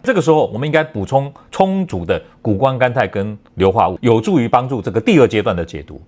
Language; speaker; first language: Chinese; native; Chinese